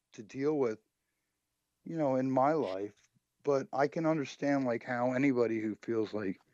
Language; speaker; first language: English; native; English